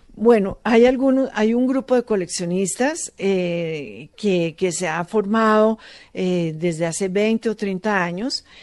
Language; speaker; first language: Spanish; native; Spanish